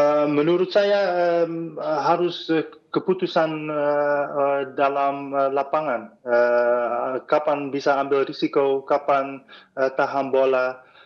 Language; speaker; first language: Indonesian; non-native, fluent; Dutch